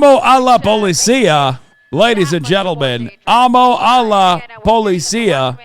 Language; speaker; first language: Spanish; non-native, learner; English